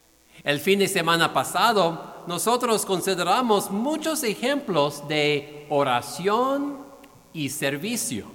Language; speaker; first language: Spanish; non-native, fluent; English